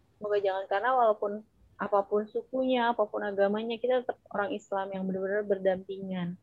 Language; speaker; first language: Indonesian; native; Indonesian